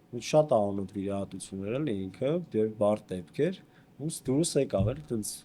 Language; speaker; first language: Armenian; native; Armenian